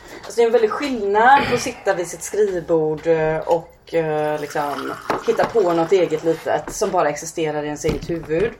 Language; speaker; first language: Swedish; native; Swedish